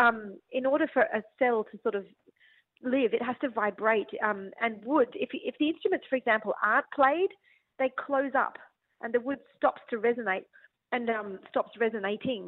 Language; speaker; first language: English; native; English